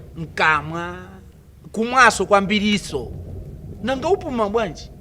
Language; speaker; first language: Nyanja; non-native, local second language; Tumbuka